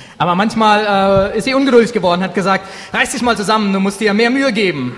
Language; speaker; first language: German; native; German